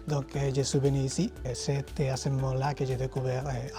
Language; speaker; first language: French; non-native, fluent; Spanish